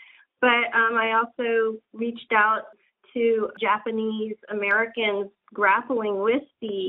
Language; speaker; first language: English; early bilingual, other home language; Japanese